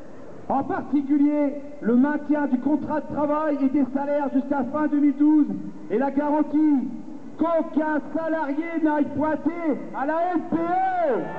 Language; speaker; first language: French; native; French